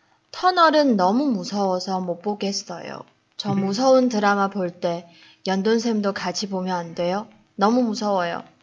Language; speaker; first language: Korean; non-native, fluent; Chinese